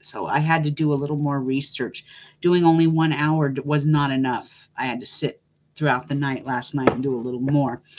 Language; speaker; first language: English; native; English